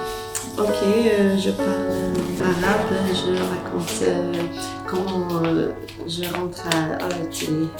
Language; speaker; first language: French; non-native, learner; Arabic